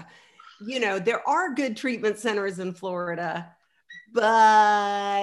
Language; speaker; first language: English; native; English